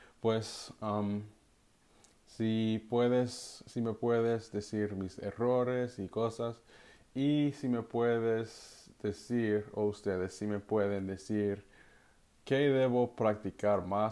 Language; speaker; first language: Spanish; non-native, learner; English